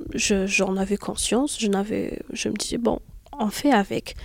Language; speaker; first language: French; non-native, local second language; Arabic